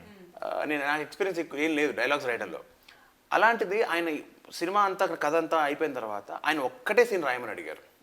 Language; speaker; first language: Telugu; native; Telugu